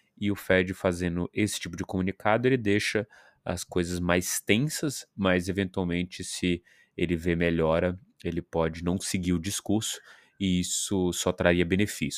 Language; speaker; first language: Portuguese; native; Portuguese